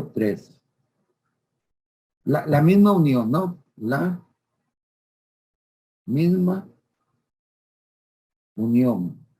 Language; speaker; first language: Spanish; native; Spanish